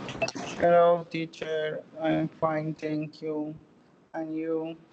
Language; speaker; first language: English; non-native, learner; Spanish